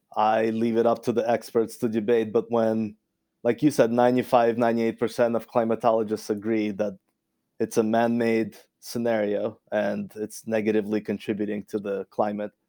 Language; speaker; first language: English; early bilingual, other home language; Romanian